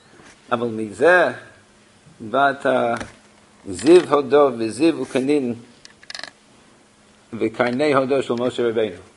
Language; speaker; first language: Hebrew; non-native, fluent; English